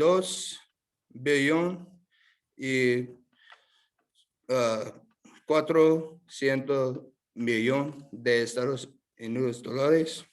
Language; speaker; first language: Spanish; non-native, learner; English